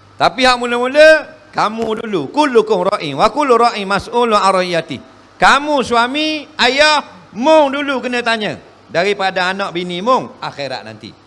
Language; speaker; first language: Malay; native; Malay